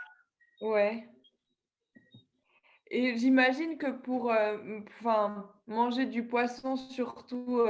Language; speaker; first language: French; native; French